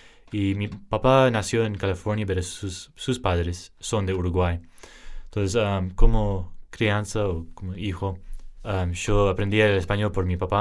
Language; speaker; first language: Spanish; early bilingual, heritage; English